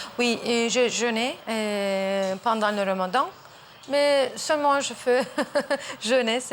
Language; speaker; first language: French; non-native, learner; Turkish